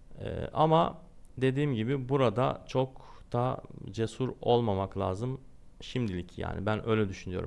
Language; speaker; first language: Turkish; native; Turkish